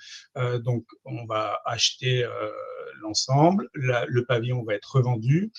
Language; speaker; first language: French; native; French